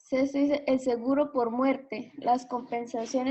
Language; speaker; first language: Spanish; native; Spanish